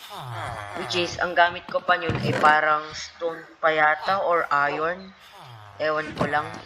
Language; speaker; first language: Filipino; native; Filipino